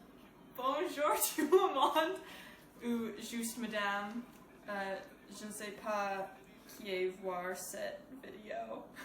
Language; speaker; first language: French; non-native, learner; English